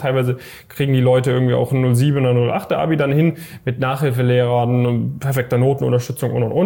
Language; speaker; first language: German; native; German